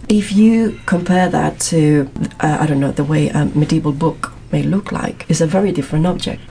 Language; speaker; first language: English; non-native, fluent; Spanish